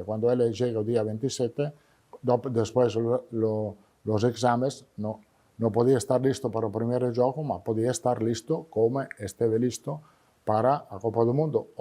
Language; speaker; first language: Portuguese; non-native, fluent; Italian